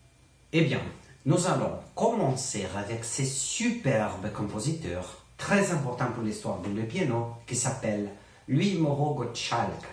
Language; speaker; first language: French; non-native, learner; Portuguese